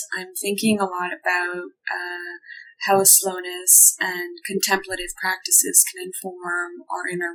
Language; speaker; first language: English; non-native, local second language; Urdu